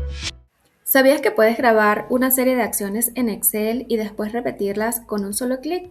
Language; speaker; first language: Spanish; native; Spanish